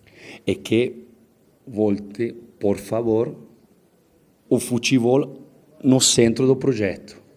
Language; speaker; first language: Portuguese; non-native, fluent; Spanish